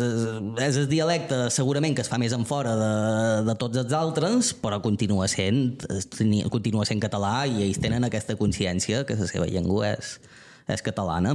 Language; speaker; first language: Catalan; native; Catalan